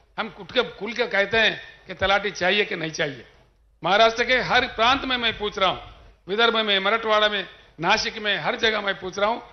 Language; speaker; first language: Hindi; non-native, local second language; Telugu